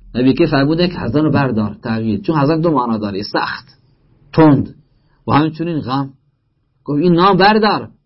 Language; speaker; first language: Persian; native; Persian